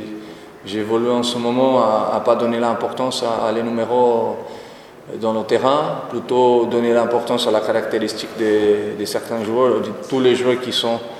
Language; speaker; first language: French; non-native, fluent; Portuguese